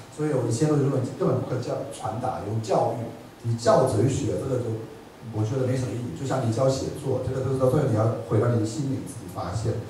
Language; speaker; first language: Chinese; non-native, fluent; German